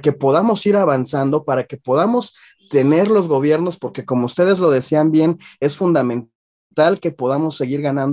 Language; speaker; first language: Spanish; native; Spanish